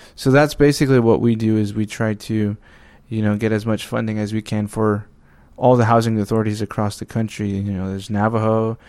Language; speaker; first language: English; native; English